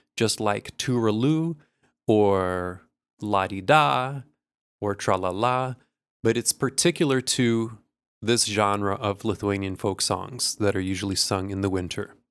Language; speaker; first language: English; early bilingual, other home language; Lithuanian